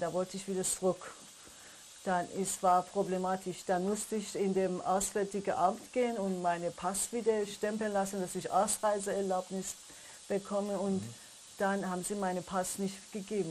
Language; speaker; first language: German; non-native, learner; Persian